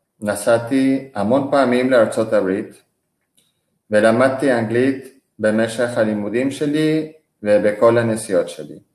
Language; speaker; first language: Hebrew; non-native, fluent; Spanish